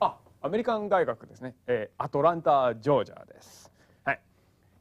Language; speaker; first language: Japanese; non-native, fluent; English